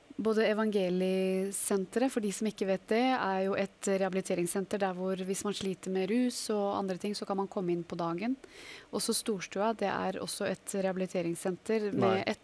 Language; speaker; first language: Norwegian; native; Norwegian